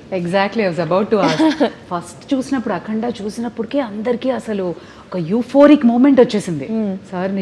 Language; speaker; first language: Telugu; native; Telugu